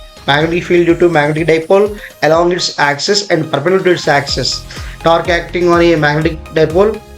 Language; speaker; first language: English; non-native, local second language; Telugu